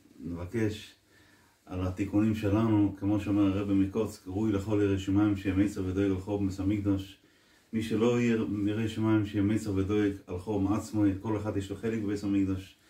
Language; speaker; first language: Hebrew; non-native, local second language; Yiddish